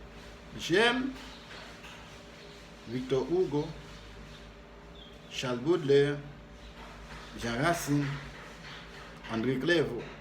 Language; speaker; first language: French; non-native, fluent; Spanish